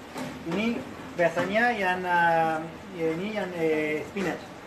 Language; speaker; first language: Indonesian; non-native, learner; Spanish